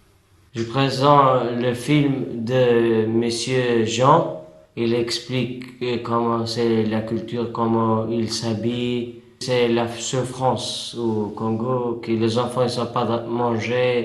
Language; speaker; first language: French; non-native, learner; Albanian